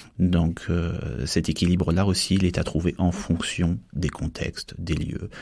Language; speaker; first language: French; native; French